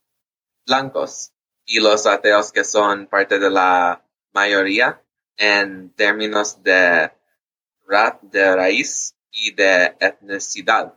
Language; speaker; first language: Spanish; early bilingual, heritage; English